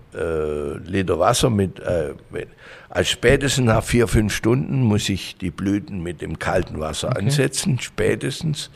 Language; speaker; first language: German; native; German